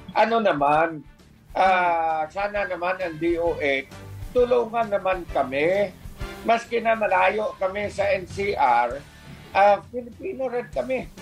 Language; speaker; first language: Filipino; non-native, local second language; Hiligaynon